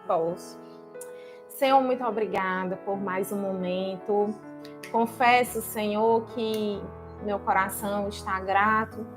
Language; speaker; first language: Portuguese; native; Portuguese